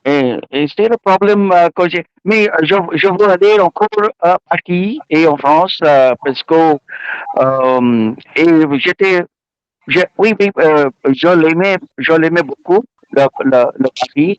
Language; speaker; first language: French; non-native, learner; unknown